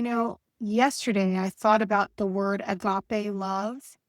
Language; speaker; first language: English; native; English